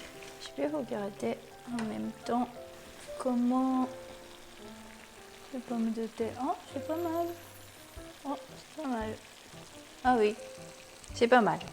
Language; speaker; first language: French; non-native, fluent; Japanese